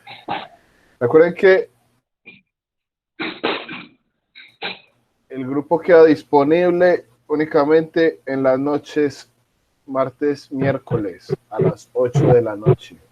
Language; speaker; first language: Spanish; native; Spanish